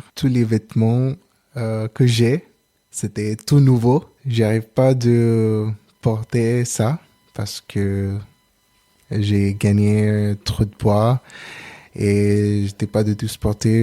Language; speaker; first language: French; non-native, learner; Telugu